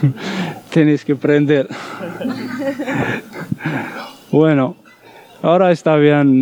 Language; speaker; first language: Spanish; non-native, learner; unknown